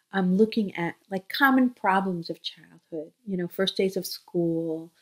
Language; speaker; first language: English; native; English